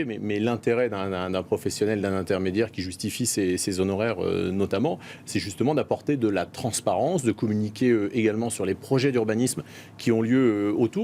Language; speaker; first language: French; native; French